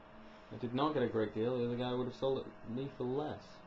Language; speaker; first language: English; native; English